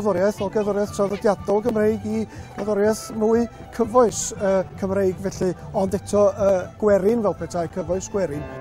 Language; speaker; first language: Welsh; native; Welsh